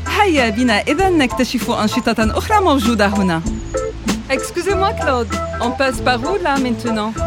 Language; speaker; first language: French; non-native, fluent; Arabic